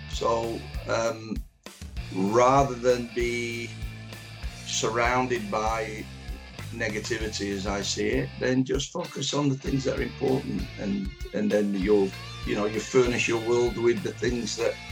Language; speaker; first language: English; native; English